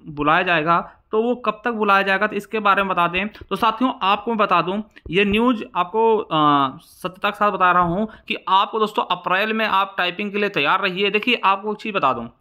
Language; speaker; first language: Hindi; native; Hindi